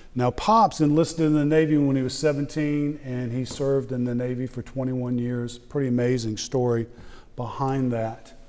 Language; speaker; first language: English; native; English